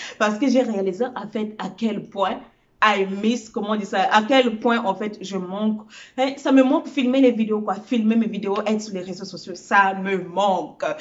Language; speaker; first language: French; early bilingual, other home language; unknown